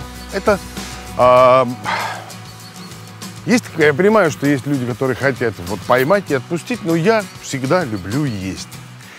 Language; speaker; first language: Russian; non-native, fluent; Finnish